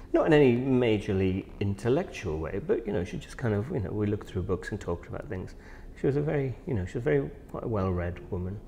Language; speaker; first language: English; native; English